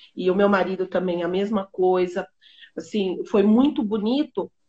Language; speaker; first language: Portuguese; native; Portuguese